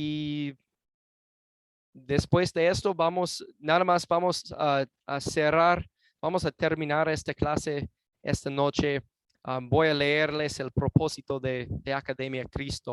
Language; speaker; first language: Spanish; non-native, fluent; English